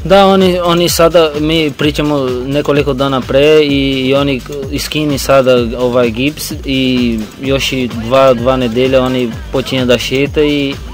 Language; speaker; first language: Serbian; non-native, learner; Portuguese